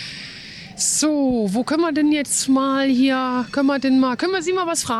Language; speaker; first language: German; native; German